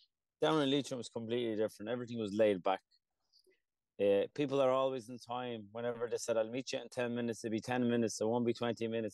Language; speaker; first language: English; early bilingual, other home language; Kurdish